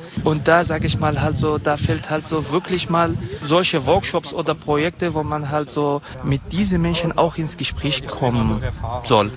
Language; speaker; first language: German; non-native, fluent; Kurdish